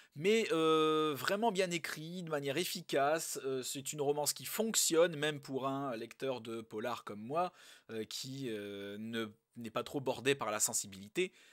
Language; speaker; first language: French; native; French